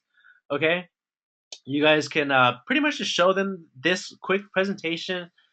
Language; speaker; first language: English; native; English